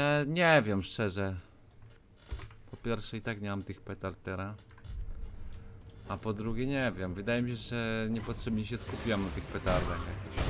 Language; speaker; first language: Polish; native; Polish